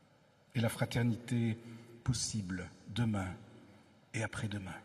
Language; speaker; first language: French; native; French